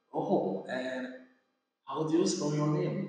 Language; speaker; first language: English; non-native, fluent; Vietnamese